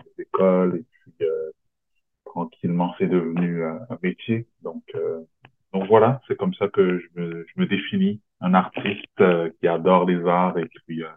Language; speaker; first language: French; native; French